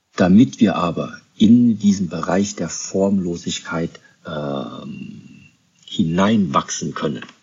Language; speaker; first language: German; native; German